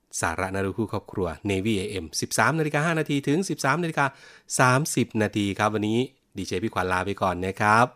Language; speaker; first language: Thai; native; Thai